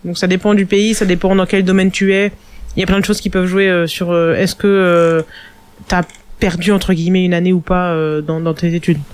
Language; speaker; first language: French; native; French